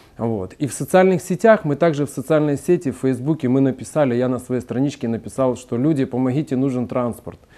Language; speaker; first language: Russian; native; Russian